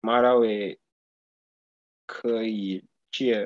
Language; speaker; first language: Chinese; non-native, learner; English